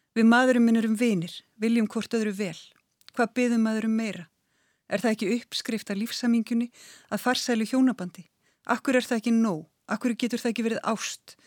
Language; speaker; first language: Icelandic; native; Icelandic